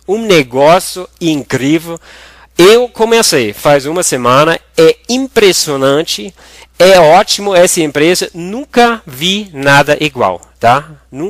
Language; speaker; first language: Portuguese; non-native, fluent; German